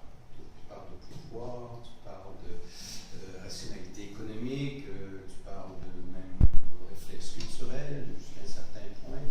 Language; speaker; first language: French; native; French